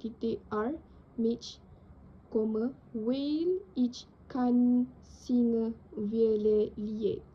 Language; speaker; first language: German; non-native, learner; Indonesian